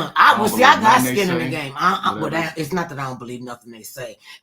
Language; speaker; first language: English; native; English